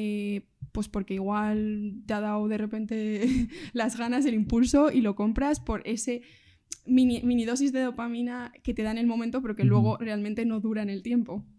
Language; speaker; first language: Spanish; native; Spanish